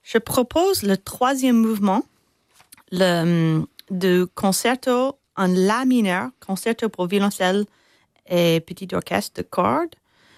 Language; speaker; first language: French; non-native, fluent; English